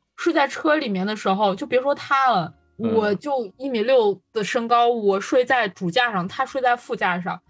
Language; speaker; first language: Chinese; native; Chinese